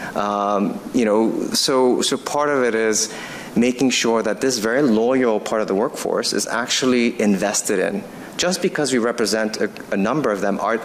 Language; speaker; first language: English; non-native, fluent; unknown